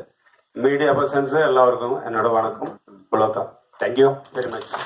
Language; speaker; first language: Tamil; non-native, learner; Malayalam